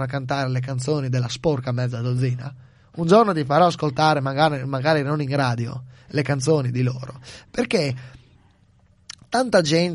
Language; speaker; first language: Italian; native; Italian